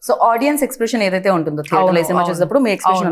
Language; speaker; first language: Telugu; native; Telugu